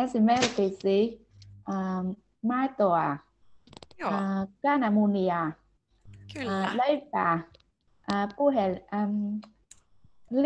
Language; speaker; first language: Finnish; non-native, learner; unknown